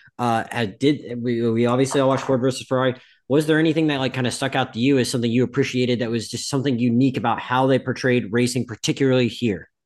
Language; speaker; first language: English; native; English